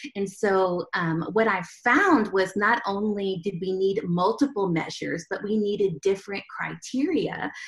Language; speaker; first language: English; early bilingual, other home language; Spanish